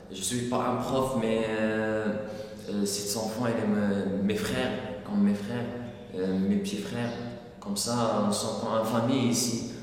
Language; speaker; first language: French; non-native, local second language; Arabic